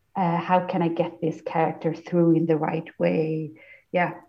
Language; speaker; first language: English; non-native, fluent; Swedish